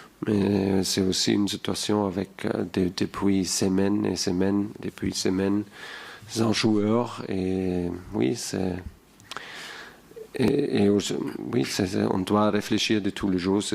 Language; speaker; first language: French; non-native, fluent; German